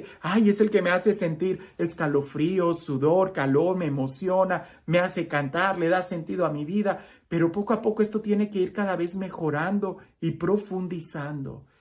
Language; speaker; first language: Spanish; native; Spanish